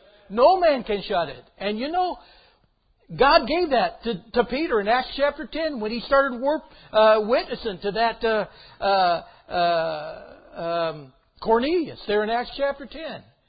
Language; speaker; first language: English; native; English